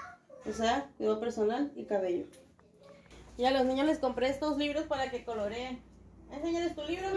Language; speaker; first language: Spanish; native; Spanish